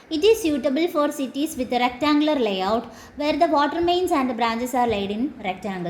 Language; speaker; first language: English; non-native, local second language; Malayalam